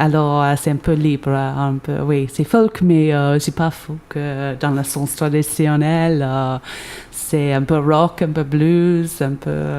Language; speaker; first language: French; non-native, fluent; English